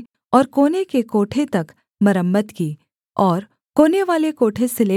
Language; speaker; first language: Hindi; native; Hindi